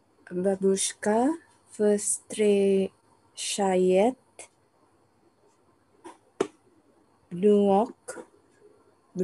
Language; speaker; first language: Russian; non-native, learner; Indonesian